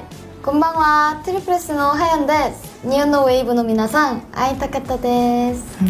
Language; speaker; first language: Japanese; non-native, learner; Korean